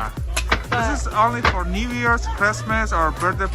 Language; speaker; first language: English; non-native, learner; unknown